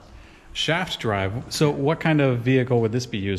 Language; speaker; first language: English; native; English